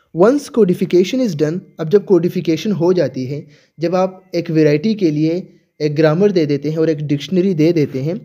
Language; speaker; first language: Urdu; native; Urdu